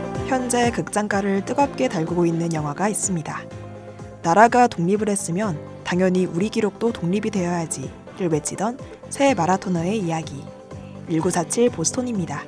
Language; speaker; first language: Korean; native; Korean